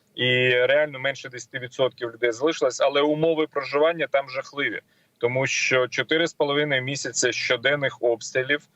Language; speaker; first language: Ukrainian; non-native, local second language; Russian